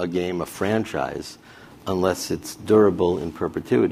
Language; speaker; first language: English; native; English